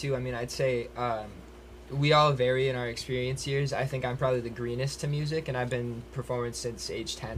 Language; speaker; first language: English; native; English